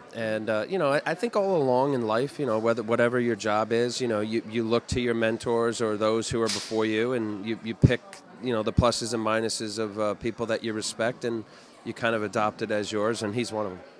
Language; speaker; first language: English; native; English